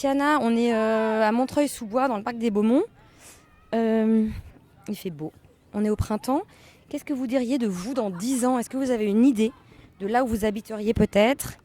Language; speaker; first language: French; native; French